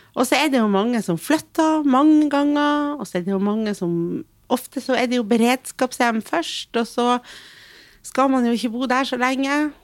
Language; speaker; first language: Norwegian; native; Norwegian